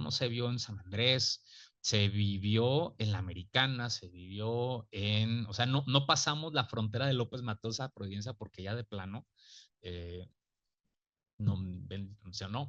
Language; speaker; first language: Spanish; native; Spanish